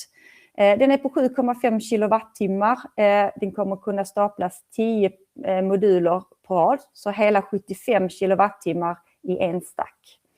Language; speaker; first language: Swedish; native; Swedish